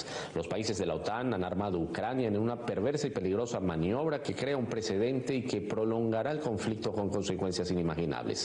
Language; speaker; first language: Spanish; native; Spanish